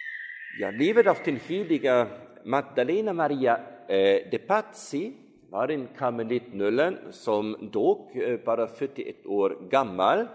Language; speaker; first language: Swedish; non-native, fluent; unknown